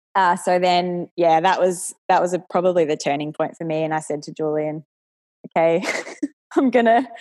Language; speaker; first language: English; native; English